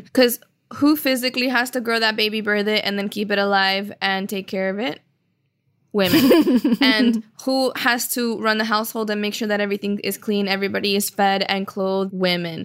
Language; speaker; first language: English; early bilingual, other home language; Spanish